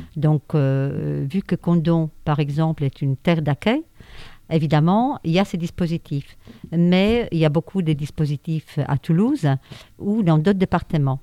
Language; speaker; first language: French; non-native, fluent; Polish